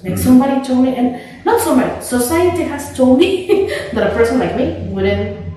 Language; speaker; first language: English; non-native, fluent; Spanish